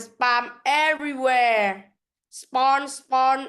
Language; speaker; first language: English; non-native, learner; Vietnamese